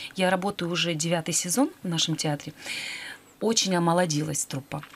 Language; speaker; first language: Russian; native; Russian